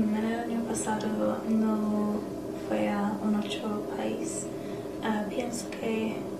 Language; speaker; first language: Spanish; non-native, learner; English